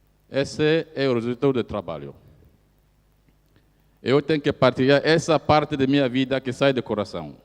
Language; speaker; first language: Portuguese; non-native, fluent; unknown